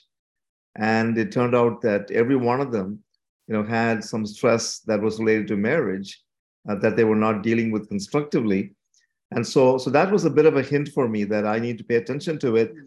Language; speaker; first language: English; non-native, local second language; Tamil